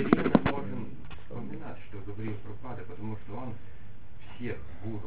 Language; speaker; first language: Russian; non-native, fluent; Lithuanian